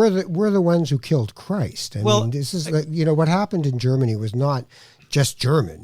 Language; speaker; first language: English; native; English